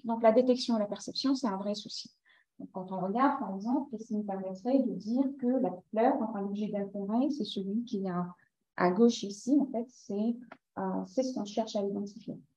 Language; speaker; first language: French; native; French